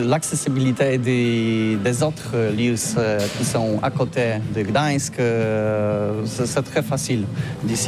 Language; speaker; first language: French; non-native, learner; Polish